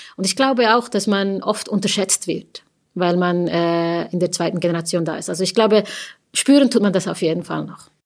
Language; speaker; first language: German; early bilingual, other home language; Tamil